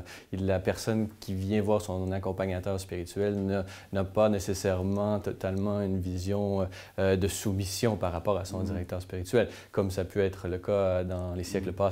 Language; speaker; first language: French; native; French